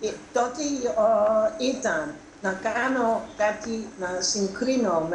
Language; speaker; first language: Greek; non-native, fluent; English